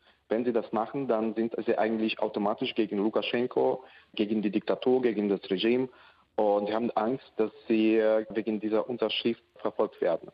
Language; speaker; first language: German; non-native, fluent; Russian